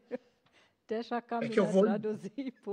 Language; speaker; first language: Portuguese; non-native, fluent; German